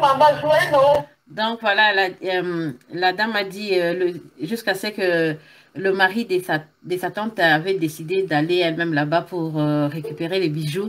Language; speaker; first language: French; non-native, local second language; Lingala